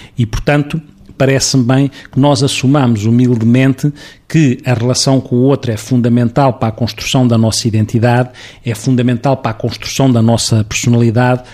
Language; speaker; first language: Portuguese; native; Portuguese